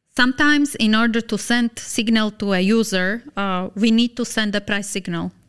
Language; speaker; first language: English; non-native, fluent; Slovak